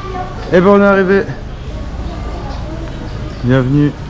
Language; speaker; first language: French; native; French